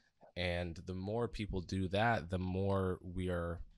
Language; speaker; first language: English; native; English